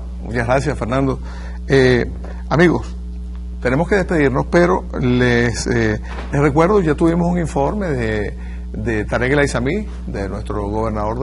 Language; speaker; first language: Spanish; native; Spanish